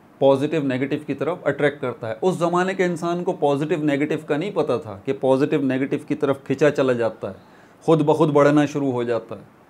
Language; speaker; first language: Urdu; native; Urdu